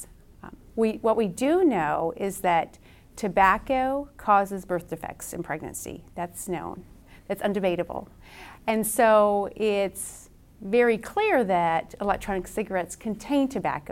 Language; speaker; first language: English; native; English